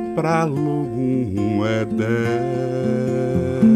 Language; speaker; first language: Portuguese; native; Portuguese